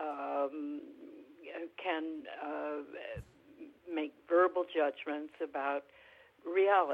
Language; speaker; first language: English; native; English